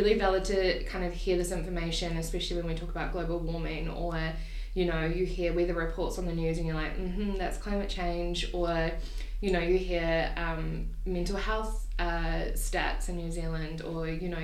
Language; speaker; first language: English; native; English